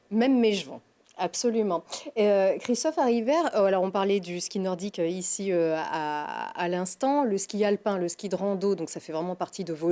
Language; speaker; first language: French; native; French